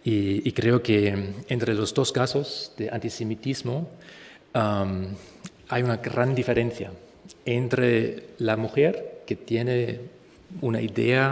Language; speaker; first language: Spanish; non-native, fluent; German